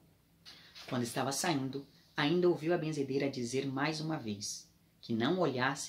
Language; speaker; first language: Portuguese; native; Portuguese